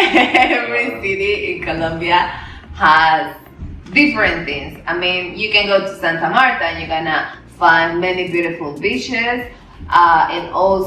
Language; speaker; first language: English; non-native, learner; Spanish